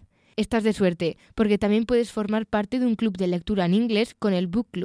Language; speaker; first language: Spanish; native; Spanish